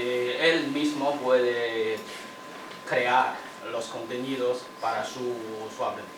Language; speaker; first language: Spanish; non-native, fluent; Chinese